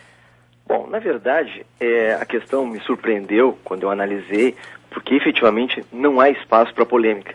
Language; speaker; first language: Portuguese; native; Portuguese